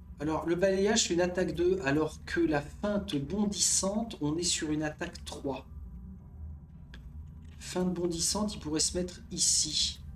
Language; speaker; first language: French; native; French